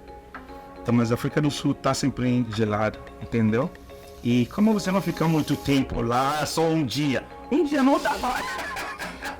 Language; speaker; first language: Portuguese; non-native, learner; Igbo